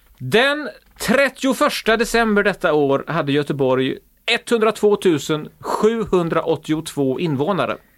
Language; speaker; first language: Swedish; native; Swedish